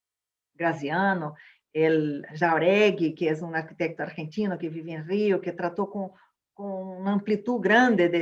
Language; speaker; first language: Spanish; non-native, fluent; Portuguese